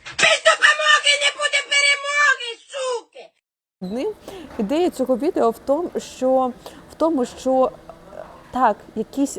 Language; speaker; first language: Ukrainian; non-native, local second language; Russian